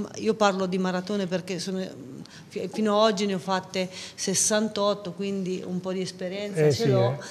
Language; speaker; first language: Italian; native; Italian